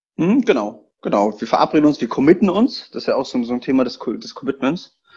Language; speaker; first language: German; early bilingual, other home language; Polish